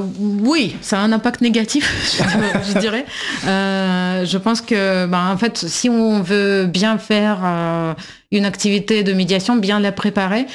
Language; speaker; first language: French; non-native, fluent; Russian